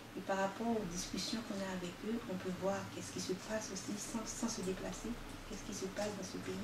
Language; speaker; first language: French; non-native, local second language; Haitian Creole